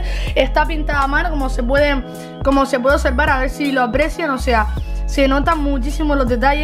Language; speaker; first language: Spanish; native; Spanish